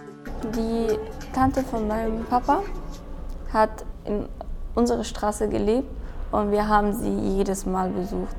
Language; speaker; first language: German; early bilingual, other home language; Persian